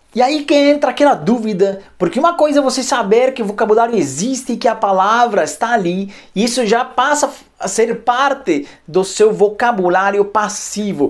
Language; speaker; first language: Portuguese; non-native, fluent; Spanish